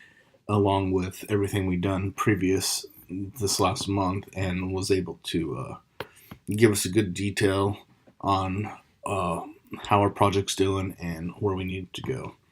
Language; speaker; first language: English; native; English